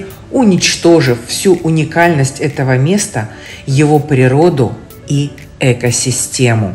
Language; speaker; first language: Russian; native; Russian